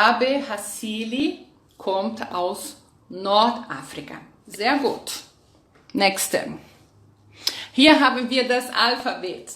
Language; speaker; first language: German; non-native, fluent; Portuguese